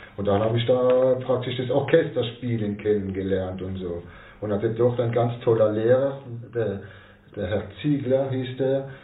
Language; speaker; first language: German; non-native, local second language; French